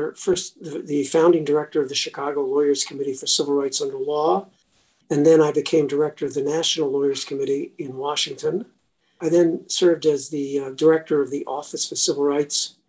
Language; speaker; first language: English; native; English